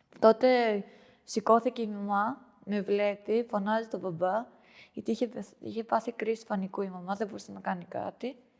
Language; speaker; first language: Greek; early bilingual, other home language; Albanian